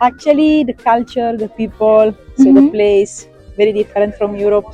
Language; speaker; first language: English; non-native, fluent; Italian